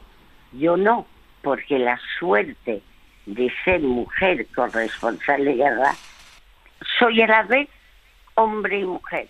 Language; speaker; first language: Spanish; early bilingual, other home language; French